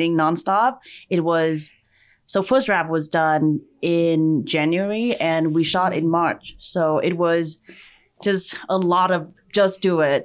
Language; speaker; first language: English; non-native, fluent; Chinese